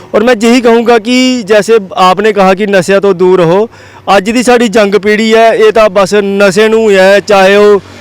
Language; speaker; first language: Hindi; non-native, local second language; Dogri